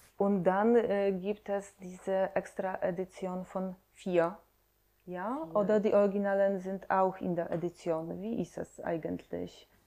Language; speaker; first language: German; non-native, fluent; Polish